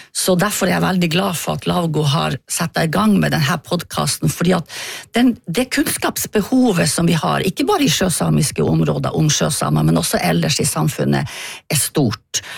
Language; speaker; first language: Norwegian; native; Norwegian